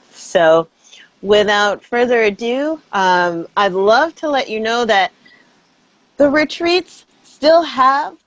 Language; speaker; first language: English; non-native, fluent; Spanish